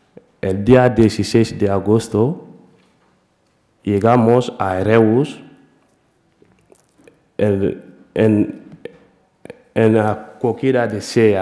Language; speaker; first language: Spanish; non-native, learner; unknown